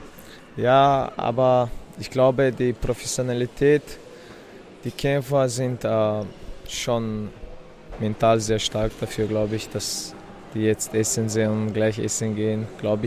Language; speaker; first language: German; non-native, fluent; Chechen